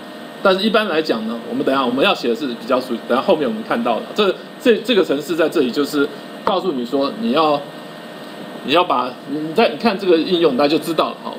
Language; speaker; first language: Chinese; native; Chinese